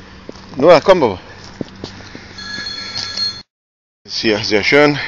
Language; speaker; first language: German; non-native, fluent; Arabic